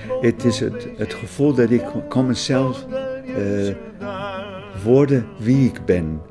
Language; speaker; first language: Dutch; non-native, fluent; Portuguese